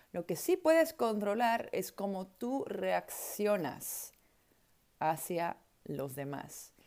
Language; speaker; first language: Spanish; non-native, fluent; Dutch